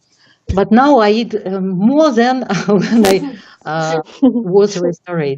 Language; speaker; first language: English; non-native, learner; Russian